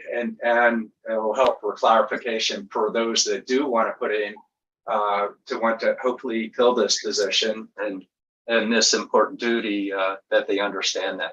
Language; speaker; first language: English; native; English